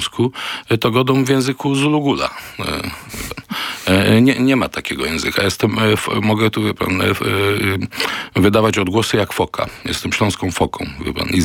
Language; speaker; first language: Polish; non-native, local second language; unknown